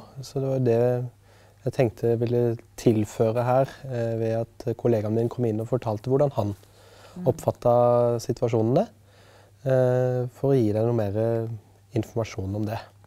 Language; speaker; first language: Norwegian; native; Norwegian